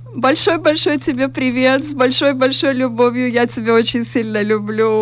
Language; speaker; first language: Spanish; non-native, learner; Russian